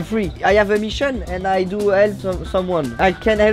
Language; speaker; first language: English; non-native, learner; French